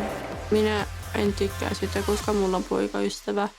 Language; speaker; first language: Finnish; non-native, learner; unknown